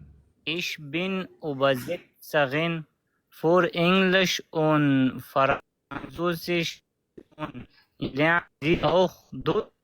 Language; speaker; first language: German; non-native, learner; Pashto